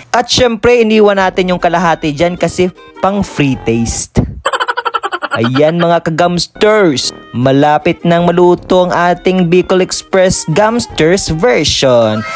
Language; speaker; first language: Filipino; non-native, local second language; Hiligaynon